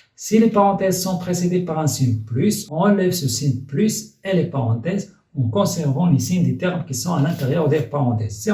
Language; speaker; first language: French; non-native, local second language; Arabic